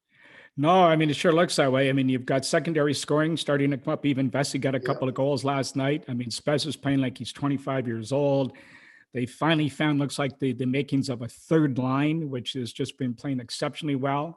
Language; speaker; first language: English; native; English